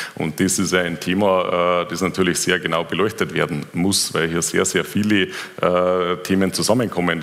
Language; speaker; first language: German; native; German